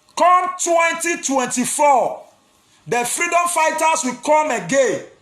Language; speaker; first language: Nigerian Pidgin; non-native, local second language; Esan